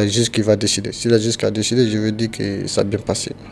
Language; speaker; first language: French; non-native, learner; Bambara